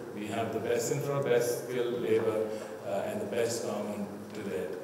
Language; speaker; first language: English; non-native, local second language; Tamil